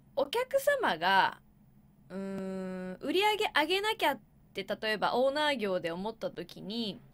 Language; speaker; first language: Japanese; native; Japanese